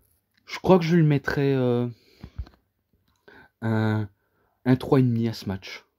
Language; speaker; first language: French; native; French